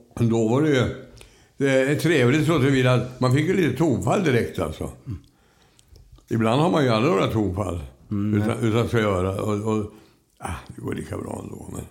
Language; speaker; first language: Swedish; native; Swedish